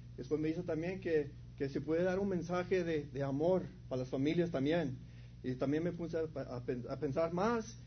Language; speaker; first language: Spanish; early bilingual, heritage; Spanish